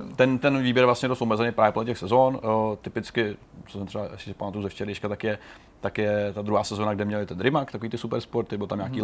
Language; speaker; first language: Czech; native; Czech